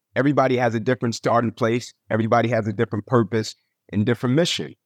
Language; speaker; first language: English; native; English